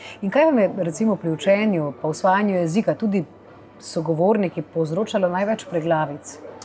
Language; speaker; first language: Slovenian; native; Slovenian